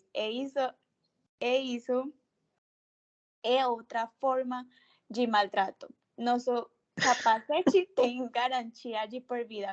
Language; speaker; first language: Portuguese; non-native, fluent; Spanish